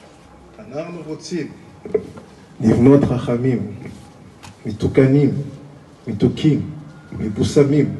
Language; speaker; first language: Hebrew; non-native, learner; French